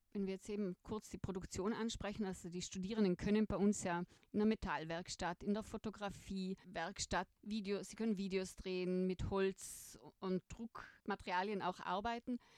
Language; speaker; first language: German; native; German